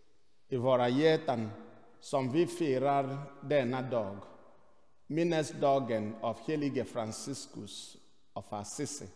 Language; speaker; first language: Swedish; non-native, fluent; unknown